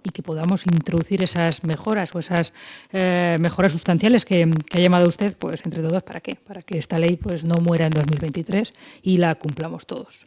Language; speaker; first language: Spanish; native; Spanish